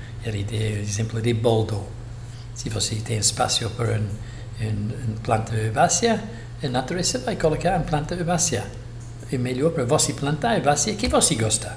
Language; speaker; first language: Portuguese; non-native, fluent; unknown